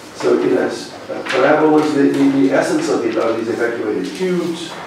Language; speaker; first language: English; non-native, fluent; Portuguese